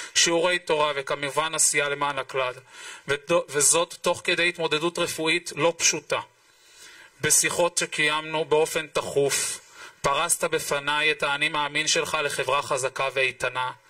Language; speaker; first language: Hebrew; native; Hebrew